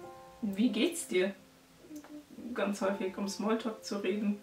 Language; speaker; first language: German; native; German